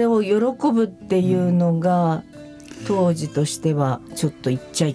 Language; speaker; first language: Japanese; native; Japanese